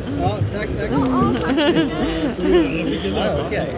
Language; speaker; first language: Swedish; non-native, learner; Thai